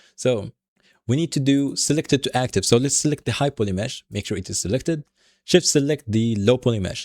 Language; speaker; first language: English; non-native, fluent; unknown